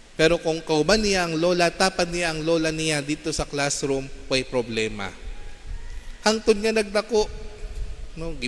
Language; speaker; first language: Cebuano; non-native, local second language; Filipino